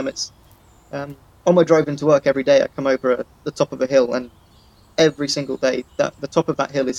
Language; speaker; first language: English; native; English